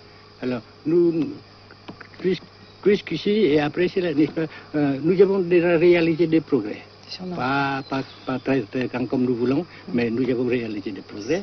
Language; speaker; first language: French; non-native, local second language; Vietnamese